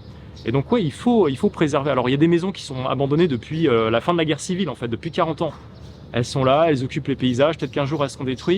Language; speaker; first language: French; native; French